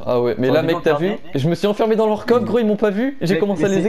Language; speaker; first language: French; native; French